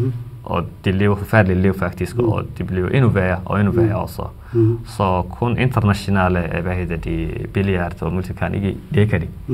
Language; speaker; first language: Danish; non-native, fluent; Somali